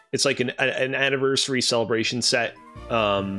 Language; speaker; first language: English; native; English